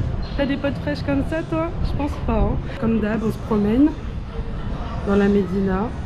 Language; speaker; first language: French; native; French